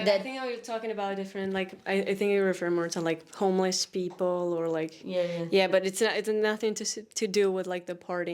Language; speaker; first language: English; non-native, fluent; Spanish